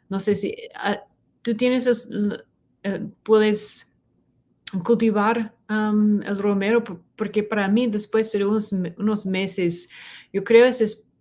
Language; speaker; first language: Spanish; non-native, learner; English